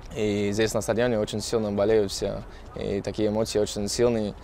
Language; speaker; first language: Russian; non-native, learner; English